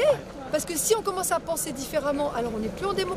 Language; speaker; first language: French; native; French